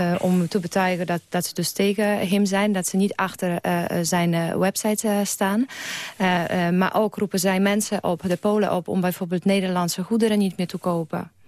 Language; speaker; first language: Dutch; non-native, fluent; Polish